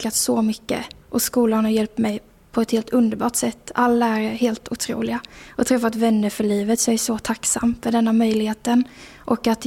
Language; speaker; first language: Swedish; native; Swedish